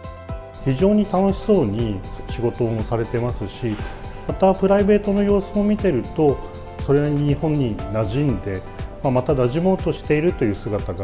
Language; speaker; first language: Japanese; native; Japanese